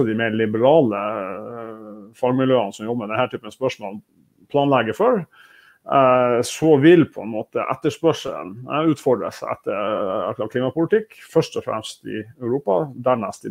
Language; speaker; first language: Norwegian; native; Norwegian